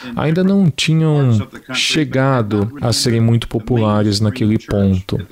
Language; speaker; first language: Portuguese; non-native, fluent; English